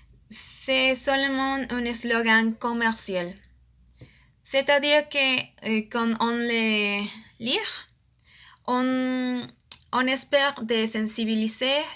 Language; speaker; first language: French; non-native, learner; Spanish